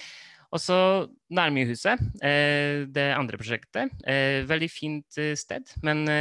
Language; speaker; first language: Norwegian; non-native, fluent; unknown